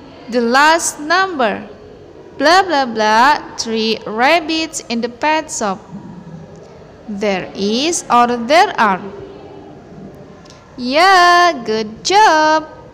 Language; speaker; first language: English; non-native, fluent; Indonesian